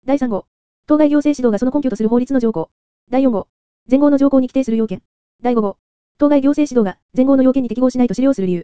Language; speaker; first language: Japanese; native; Japanese